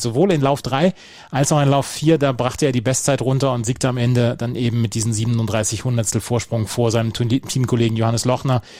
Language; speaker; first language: German; native; German